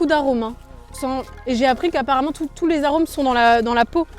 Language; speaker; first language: French; native; French